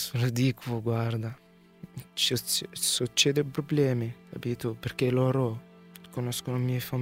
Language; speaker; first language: Italian; non-native, learner; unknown